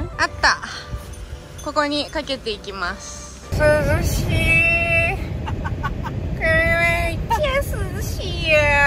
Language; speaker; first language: Japanese; native; Japanese